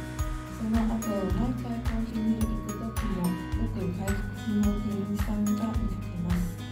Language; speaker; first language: Japanese; non-native, learner; Chinese